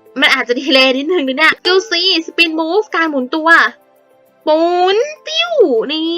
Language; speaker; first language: Thai; native; Thai